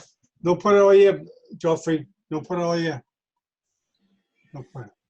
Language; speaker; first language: Spanish; non-native, learner; English